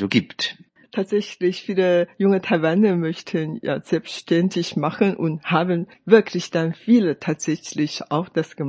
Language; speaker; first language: German; non-native, fluent; Chinese